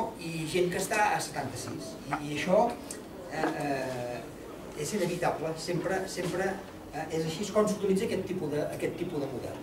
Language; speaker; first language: Catalan; native; Catalan